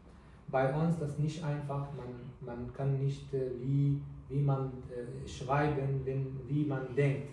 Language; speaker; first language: German; non-native, learner; Kurdish